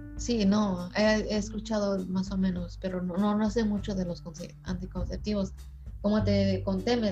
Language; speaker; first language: Spanish; early bilingual, heritage; Spanish